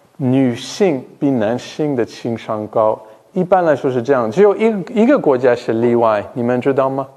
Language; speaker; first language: Chinese; non-native, fluent; English